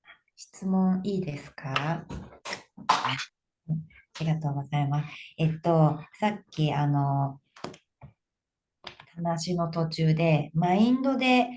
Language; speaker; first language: Japanese; native; Japanese